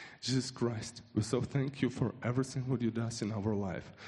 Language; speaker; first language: English; non-native, fluent; Ukrainian